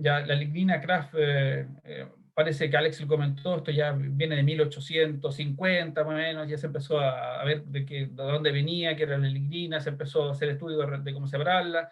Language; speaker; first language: Spanish; native; Spanish